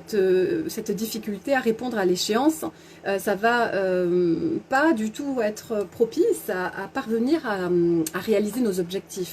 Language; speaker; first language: French; native; French